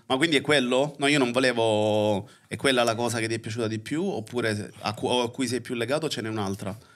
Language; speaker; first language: Italian; native; Italian